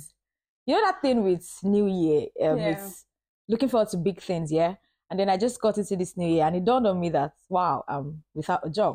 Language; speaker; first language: English; non-native, local second language; Yoruba